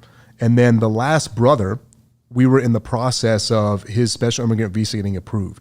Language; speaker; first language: English; native; English